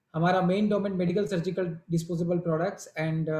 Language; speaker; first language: Hindi; non-native, local second language; Gujarati